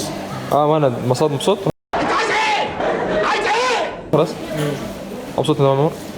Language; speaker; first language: Arabic; native; Arabic